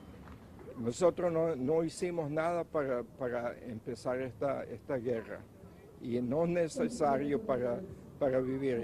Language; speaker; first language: Spanish; non-native, local second language; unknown